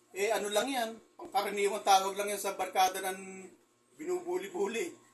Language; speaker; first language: Filipino; native; Filipino